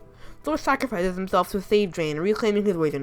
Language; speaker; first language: English; native; English